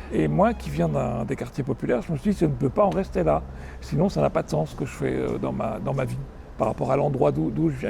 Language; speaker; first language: French; native; French